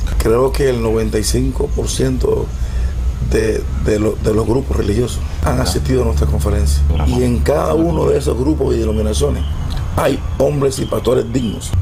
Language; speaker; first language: Spanish; native; Spanish